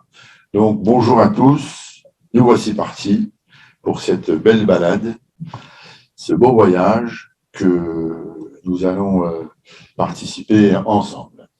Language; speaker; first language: French; native; French